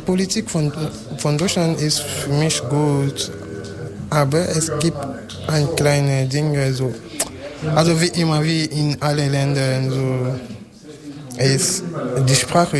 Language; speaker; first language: German; non-native, learner; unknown